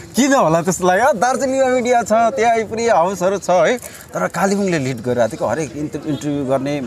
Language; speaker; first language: Nepali; native; Nepali